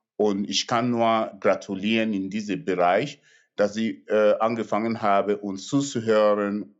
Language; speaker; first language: German; non-native, fluent; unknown